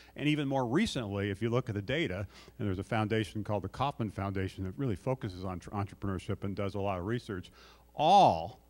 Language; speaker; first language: English; native; English